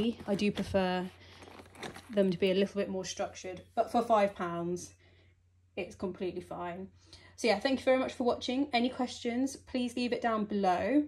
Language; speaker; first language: English; native; English